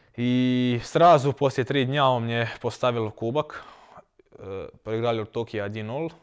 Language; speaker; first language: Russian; non-native, learner; Croatian